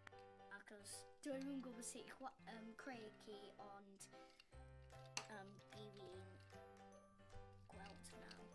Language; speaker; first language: Welsh; non-native, local second language; English